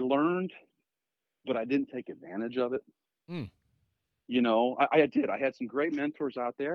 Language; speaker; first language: English; native; English